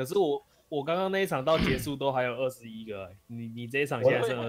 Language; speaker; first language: Chinese; native; Chinese